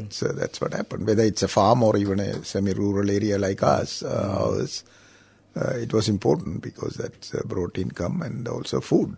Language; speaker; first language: English; non-native, local second language; Tamil